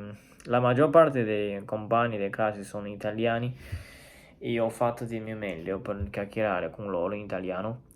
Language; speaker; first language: Italian; non-native, learner; Chinese